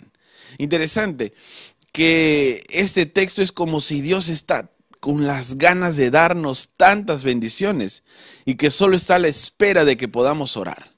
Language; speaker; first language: Spanish; native; Spanish